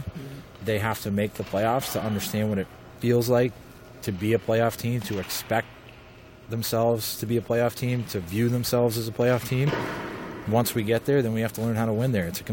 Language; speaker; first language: English; native; English